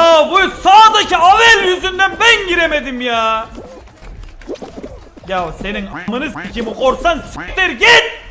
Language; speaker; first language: Turkish; native; Turkish